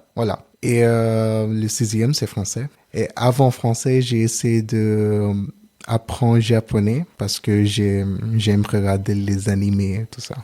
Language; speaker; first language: French; non-native, learner; Telugu